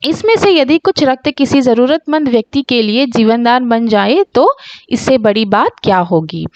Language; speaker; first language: Hindi; non-native, local second language; Tamil